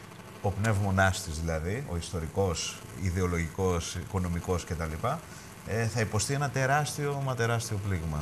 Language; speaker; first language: Greek; native; Greek